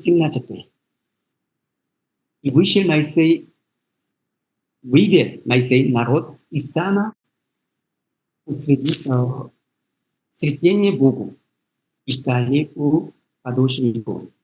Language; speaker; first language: Russian; non-native, learner; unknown